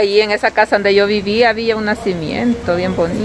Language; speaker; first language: Spanish; native; Spanish